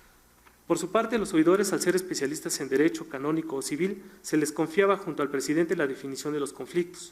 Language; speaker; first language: Spanish; native; Spanish